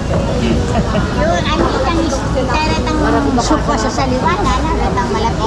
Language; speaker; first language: Filipino; native; Filipino